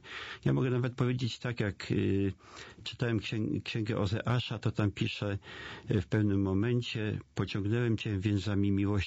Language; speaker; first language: Polish; native; Polish